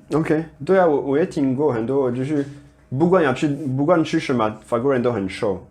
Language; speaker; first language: Chinese; non-native, fluent; French